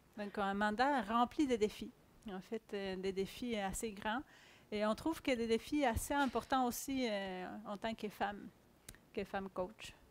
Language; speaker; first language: French; non-native, fluent; Spanish